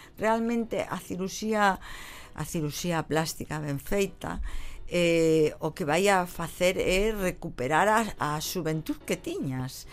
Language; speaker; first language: Galician; native; Galician